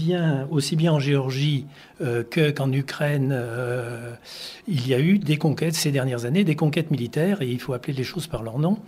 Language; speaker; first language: French; native; French